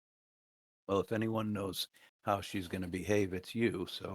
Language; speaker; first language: English; native; English